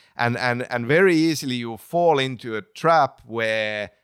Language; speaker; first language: English; non-native, fluent; Finnish